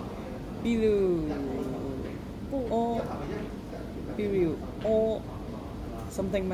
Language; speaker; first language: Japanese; non-native, learner; English